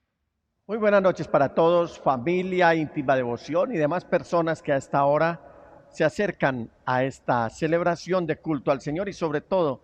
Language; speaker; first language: Spanish; native; Spanish